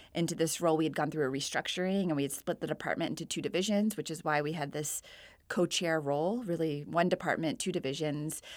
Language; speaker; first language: English; native; English